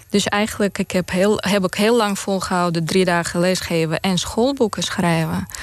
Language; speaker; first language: Dutch; non-native, fluent; Romanian